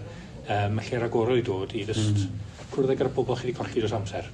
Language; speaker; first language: Welsh; native; Welsh